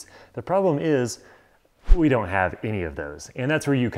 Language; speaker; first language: English; native; English